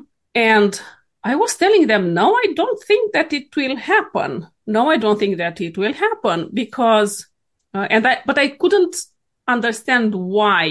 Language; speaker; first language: English; non-native, fluent; Romanian